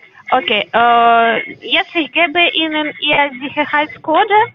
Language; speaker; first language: German; non-native, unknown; Russian